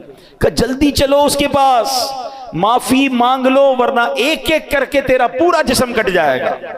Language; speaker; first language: Urdu; native; Urdu